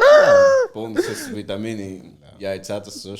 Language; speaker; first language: Bulgarian; non-native, fluent; Portuguese